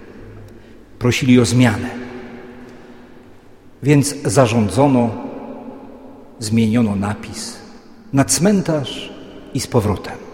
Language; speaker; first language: Polish; native; Polish